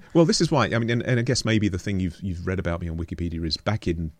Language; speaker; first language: English; native; English